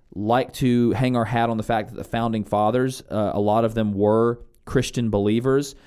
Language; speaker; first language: English; native; English